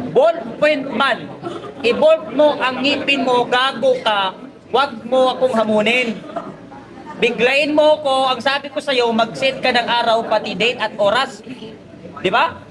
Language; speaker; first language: Filipino; non-native, local second language; Maguindanaon